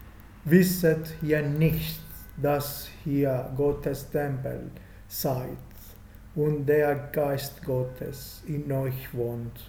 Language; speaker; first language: German; non-native, fluent; Italian